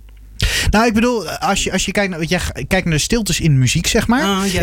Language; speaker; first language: Dutch; native; Dutch